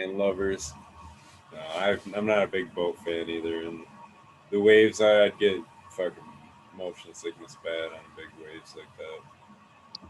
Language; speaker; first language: English; native; English